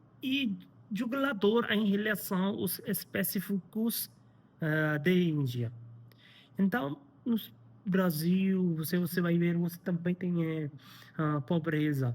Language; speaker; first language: Portuguese; non-native, learner; Hindi